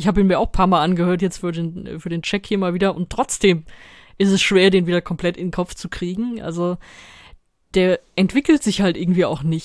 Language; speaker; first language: German; native; German